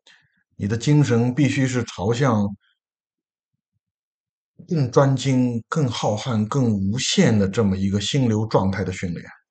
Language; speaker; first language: Chinese; native; Chinese